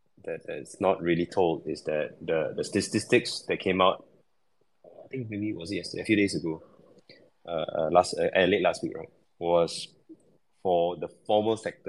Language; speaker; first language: English; non-native, local second language; Chinese